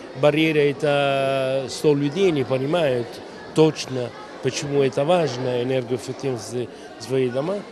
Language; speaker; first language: Russian; non-native, learner; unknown